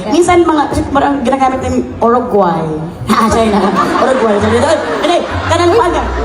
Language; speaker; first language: Filipino; non-native, local second language; Cebuano